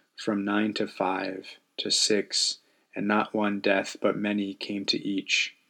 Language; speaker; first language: English; native; English